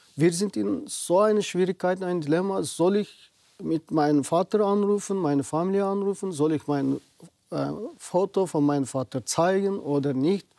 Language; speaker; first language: German; non-native, fluent; Uyghur